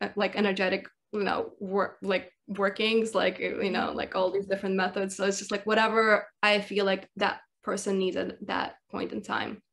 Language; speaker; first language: English; early bilingual, other home language; Russian